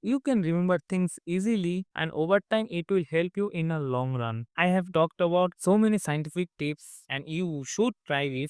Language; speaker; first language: English; non-native, fluent; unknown